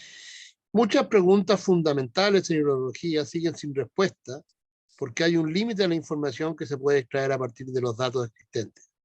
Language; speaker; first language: Spanish; native; Spanish